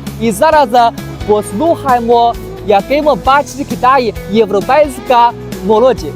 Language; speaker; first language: Ukrainian; non-native, fluent; Chinese